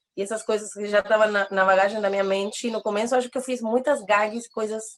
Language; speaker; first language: Portuguese; non-native, fluent; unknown